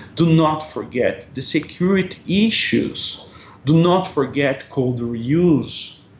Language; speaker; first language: English; non-native, fluent; Portuguese